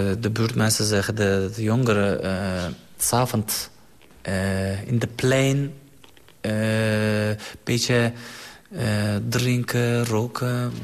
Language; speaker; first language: Dutch; non-native, learner; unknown